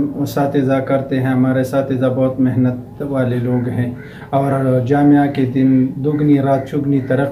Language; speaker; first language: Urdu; non-native, local second language; Pashto